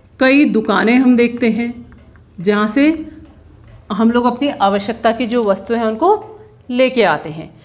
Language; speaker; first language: Hindi; native; Hindi